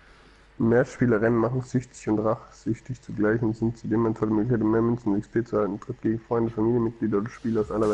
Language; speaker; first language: German; native; German